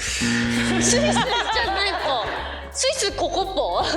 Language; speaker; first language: Japanese; native; Japanese